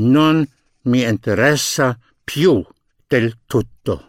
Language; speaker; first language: Italian; non-native, fluent; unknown